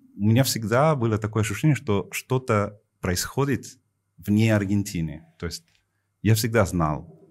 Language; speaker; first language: Russian; non-native, fluent; Spanish